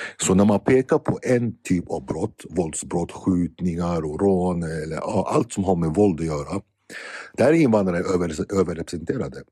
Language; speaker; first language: Swedish; early bilingual, other home language; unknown